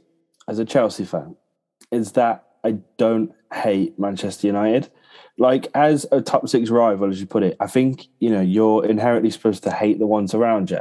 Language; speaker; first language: English; native; English